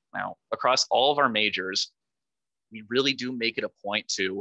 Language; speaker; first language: English; native; English